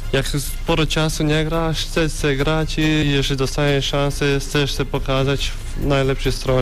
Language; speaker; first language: Polish; non-native, fluent; Bosnian